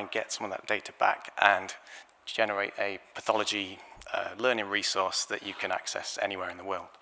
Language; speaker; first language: English; native; English